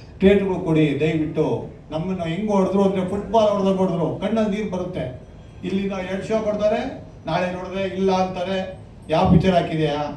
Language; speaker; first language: Kannada; native; Kannada